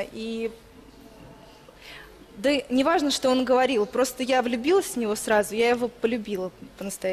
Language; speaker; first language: Russian; native; Russian